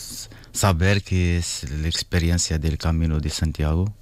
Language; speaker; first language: Spanish; non-native, learner; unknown